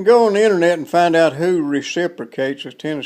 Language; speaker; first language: English; native; English